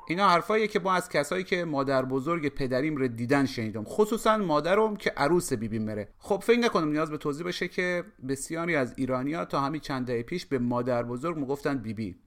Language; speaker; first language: Persian; native; Persian